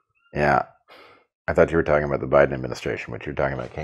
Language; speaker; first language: English; native; English